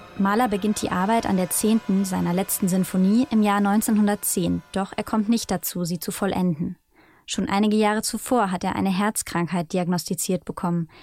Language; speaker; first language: German; native; German